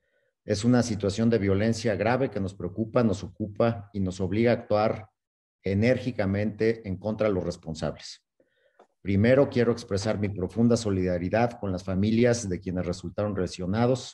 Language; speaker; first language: Spanish; native; Spanish